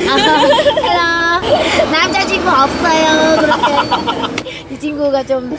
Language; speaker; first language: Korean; non-native, learner; Vietnamese